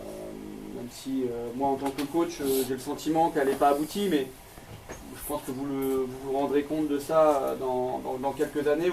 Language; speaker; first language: French; native; French